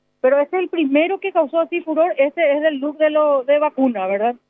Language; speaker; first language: Spanish; native; Spanish